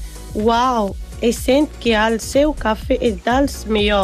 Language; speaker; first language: Catalan; non-native, learner; Spanish